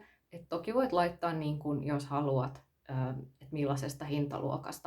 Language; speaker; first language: Finnish; native; Finnish